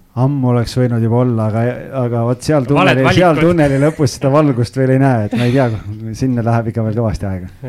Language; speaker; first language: Estonian; native; Estonian